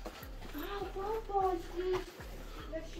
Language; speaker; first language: Russian; early bilingual, heritage; Russian